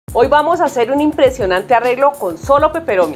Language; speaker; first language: Spanish; native; Spanish